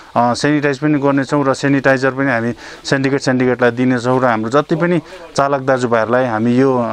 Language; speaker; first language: Nepali; native; Nepali